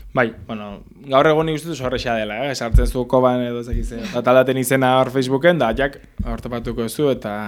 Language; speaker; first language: Basque; native; Basque